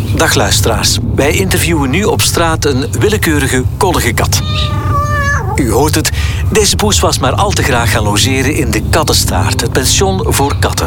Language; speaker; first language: Dutch; native; Dutch